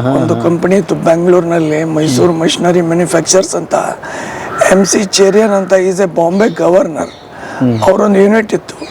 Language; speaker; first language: Kannada; native; Kannada